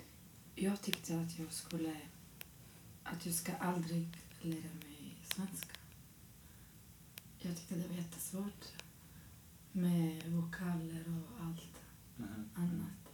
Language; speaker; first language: Swedish; non-native, fluent; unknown